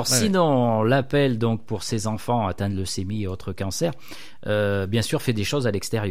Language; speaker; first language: French; native; French